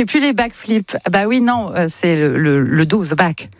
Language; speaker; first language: French; native; French